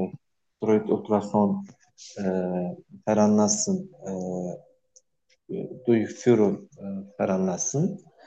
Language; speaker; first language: German; non-native, learner; Turkish